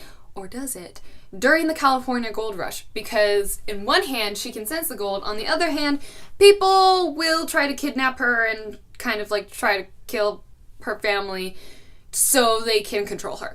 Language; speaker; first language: English; native; English